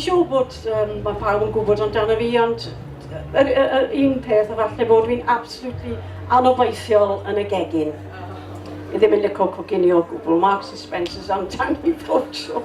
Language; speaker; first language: Welsh; non-native, local second language; English